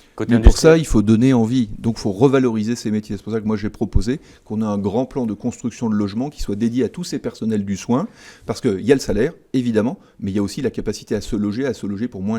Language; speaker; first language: French; native; French